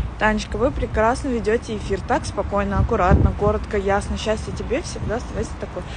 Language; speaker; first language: Russian; native; Russian